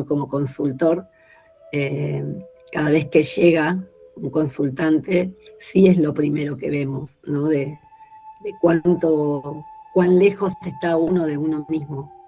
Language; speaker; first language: Spanish; native; Spanish